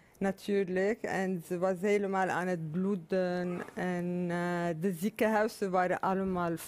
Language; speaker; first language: Dutch; non-native, fluent; Arabic